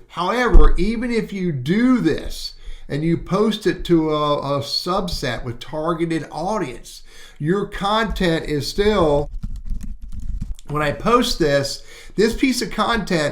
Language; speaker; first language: English; native; English